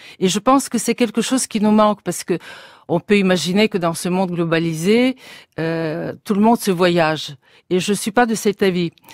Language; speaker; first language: French; non-native, fluent; Bulgarian